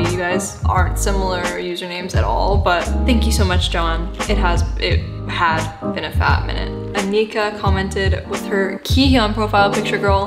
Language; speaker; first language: English; native; English